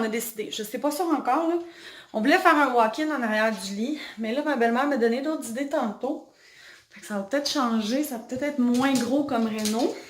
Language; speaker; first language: French; native; French